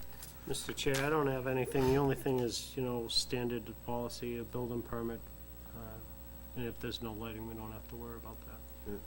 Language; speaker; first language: English; native; English